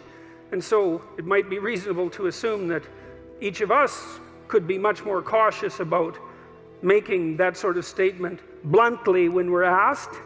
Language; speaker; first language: English; native; English